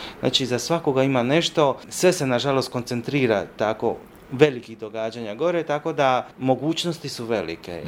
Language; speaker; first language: Croatian; native; Croatian